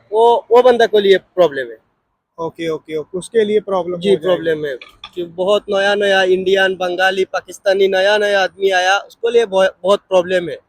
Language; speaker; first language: Hindi; non-native, learner; Bangla